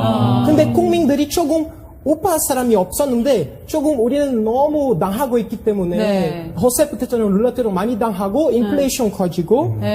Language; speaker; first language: Korean; non-native, fluent; Portuguese